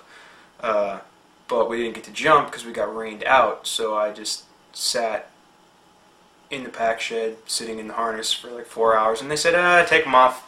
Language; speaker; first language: English; native; English